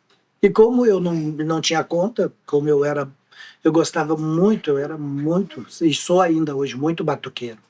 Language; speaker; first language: Portuguese; native; Portuguese